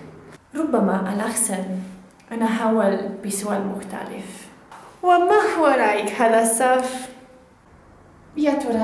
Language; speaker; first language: Arabic; non-native, learner; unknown